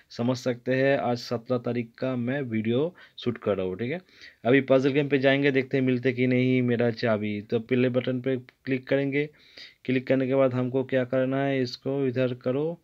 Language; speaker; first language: Hindi; non-native, local second language; Bangla